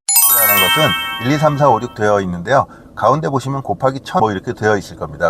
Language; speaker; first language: Korean; native; Korean